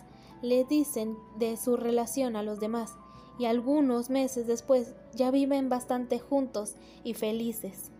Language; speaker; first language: Spanish; native; Spanish